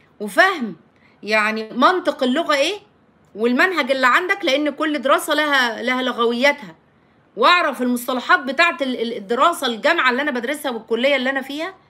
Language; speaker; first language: Arabic; native; Arabic